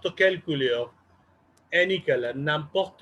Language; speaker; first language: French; non-native, fluent; Urdu